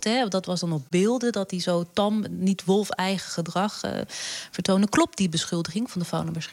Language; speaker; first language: Dutch; native; Dutch